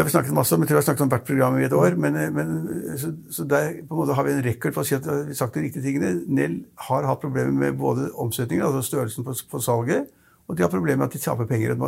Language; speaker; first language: Norwegian; native; Norwegian